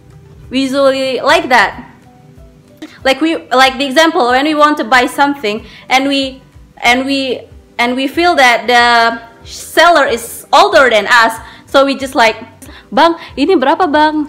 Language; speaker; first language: English; non-native, learner; Indonesian